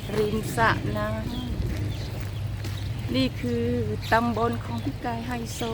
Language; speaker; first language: Thai; native; Thai